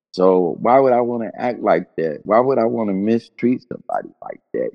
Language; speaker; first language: English; native; English